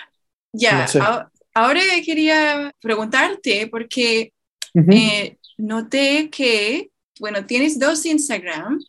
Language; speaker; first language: Spanish; non-native, fluent; English